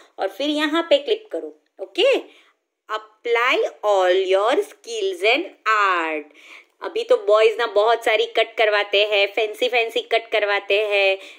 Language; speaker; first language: Hindi; non-native, local second language; Gujarati